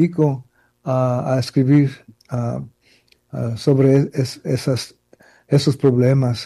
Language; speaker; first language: Spanish; early bilingual, heritage; Spanish